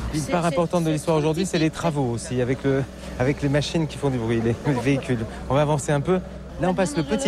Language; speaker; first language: French; native; French